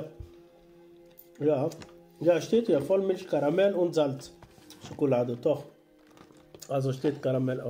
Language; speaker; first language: German; non-native, learner; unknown